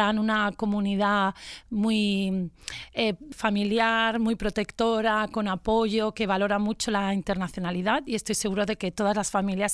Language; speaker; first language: English; non-native, fluent; Spanish